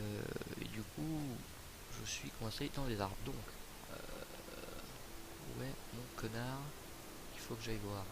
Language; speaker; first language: French; native; French